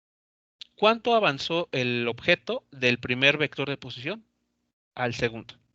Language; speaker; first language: Spanish; native; Spanish